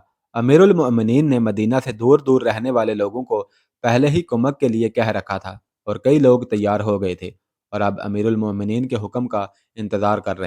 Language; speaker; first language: Urdu; native; Urdu